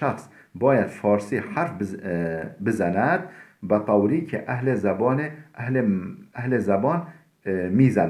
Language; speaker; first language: Persian; non-native, fluent; Turkish